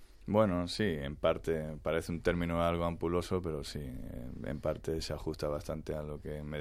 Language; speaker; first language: Spanish; native; Spanish